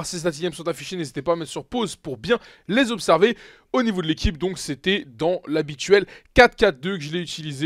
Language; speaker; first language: French; native; French